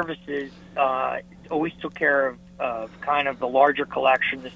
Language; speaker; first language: English; native; English